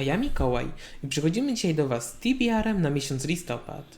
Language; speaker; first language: Polish; native; Polish